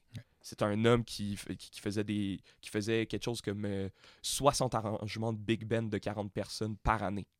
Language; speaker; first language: French; native; French